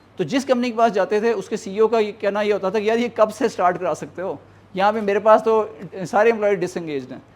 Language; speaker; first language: Urdu; native; Urdu